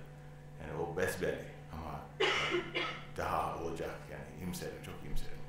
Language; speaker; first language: Turkish; non-native, learner; English